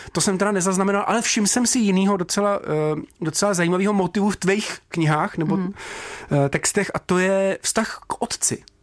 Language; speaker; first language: Czech; native; Czech